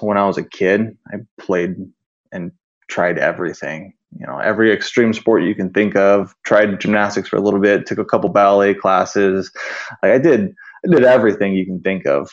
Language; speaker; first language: English; native; English